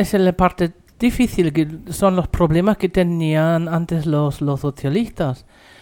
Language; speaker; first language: Spanish; non-native, fluent; German